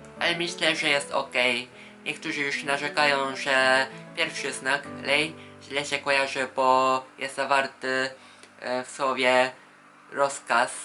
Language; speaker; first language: Polish; non-native, fluent; Japanese